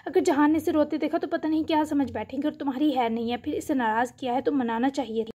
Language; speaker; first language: Urdu; native; Urdu